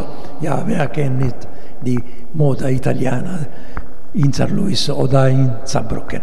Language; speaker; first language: German; non-native, fluent; Italian